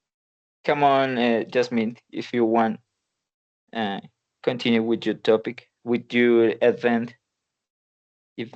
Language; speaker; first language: English; non-native, learner; Spanish